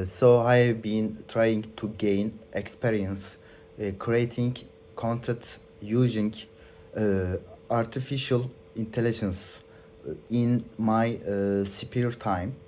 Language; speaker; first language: English; non-native, learner; Turkish